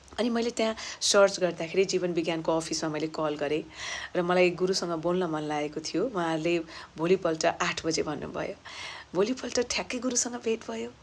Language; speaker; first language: Nepali; native; Nepali